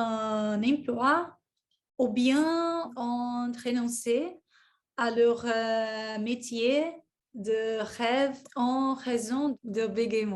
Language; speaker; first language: French; non-native, learner; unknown